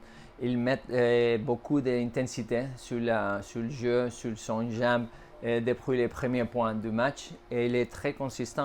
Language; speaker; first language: French; non-native, fluent; Spanish